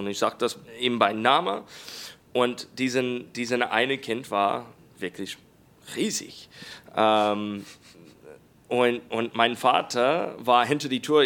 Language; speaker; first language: German; non-native, learner; English